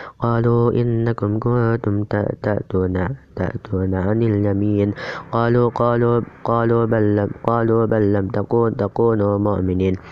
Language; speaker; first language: Arabic; non-native, learner; Indonesian